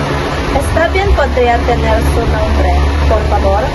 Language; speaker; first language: Spanish; non-native, learner; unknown